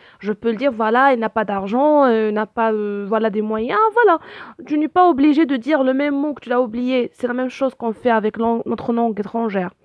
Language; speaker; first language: French; non-native, local second language; Arabic